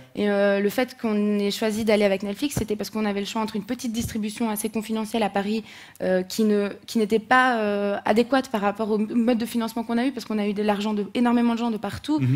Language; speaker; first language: French; native; French